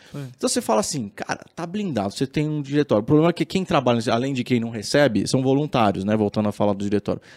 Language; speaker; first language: Portuguese; native; Portuguese